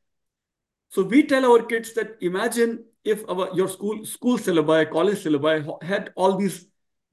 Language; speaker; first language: English; non-native, local second language; Marwari